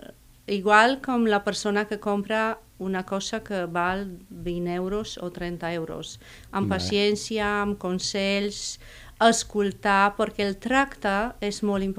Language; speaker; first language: Catalan; non-native, fluent; Romanian